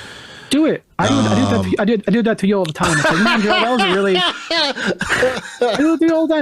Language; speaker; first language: English; native; English